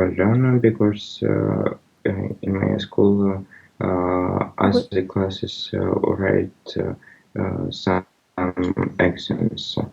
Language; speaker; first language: English; non-native, learner; Russian